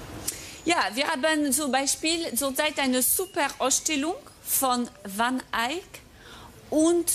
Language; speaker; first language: German; non-native, fluent; French